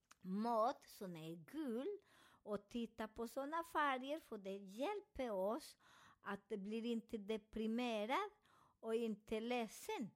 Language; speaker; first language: Swedish; non-native, fluent; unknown